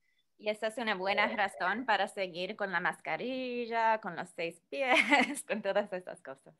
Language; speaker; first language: Spanish; non-native, fluent; English